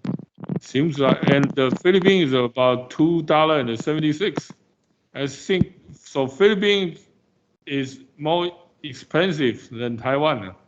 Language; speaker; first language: English; non-native, fluent; Chinese